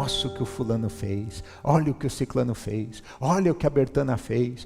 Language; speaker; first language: Portuguese; native; Portuguese